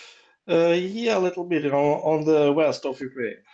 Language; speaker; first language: English; non-native, learner; Ukrainian